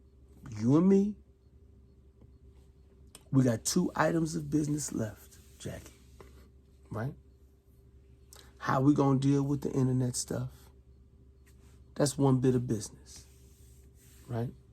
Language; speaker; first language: English; native; English